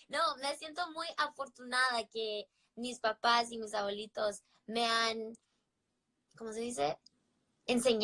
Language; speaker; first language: Spanish; early bilingual, heritage; English